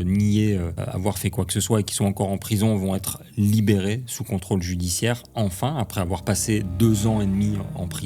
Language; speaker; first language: French; native; French